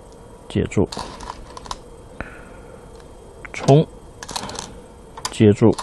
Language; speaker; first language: Chinese; native; Chinese